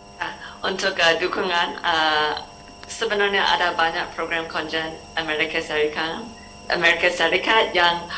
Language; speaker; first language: Indonesian; non-native, learner; English